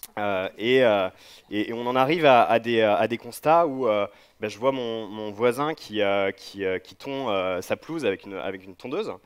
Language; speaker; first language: French; native; French